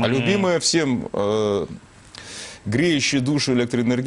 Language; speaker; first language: Russian; native; Russian